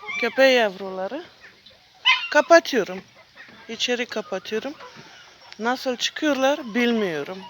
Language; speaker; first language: Turkish; non-native, learner; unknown